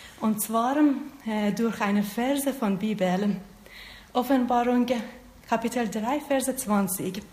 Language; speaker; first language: German; non-native, learner; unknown